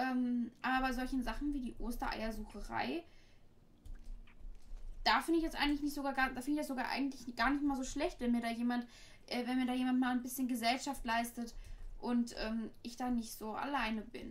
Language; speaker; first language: German; native; German